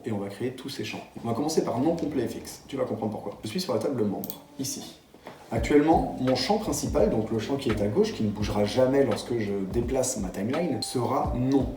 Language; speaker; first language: French; native; French